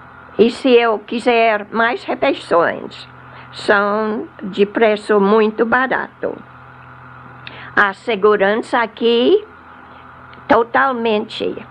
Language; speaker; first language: Portuguese; non-native, fluent; English